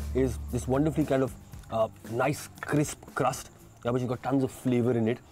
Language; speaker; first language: English; non-native, local second language; Hindi